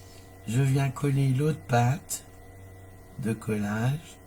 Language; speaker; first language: French; native; French